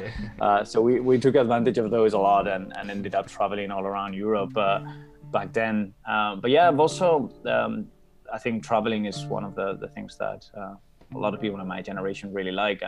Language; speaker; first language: English; non-native, fluent; Spanish